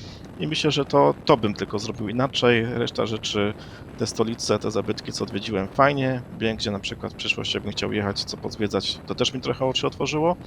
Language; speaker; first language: Polish; native; Polish